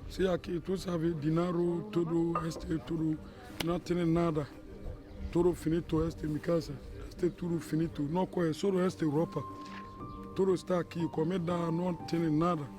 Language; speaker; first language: Spanish; non-native, learner; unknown